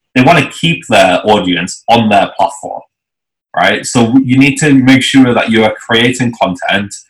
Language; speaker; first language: English; native; English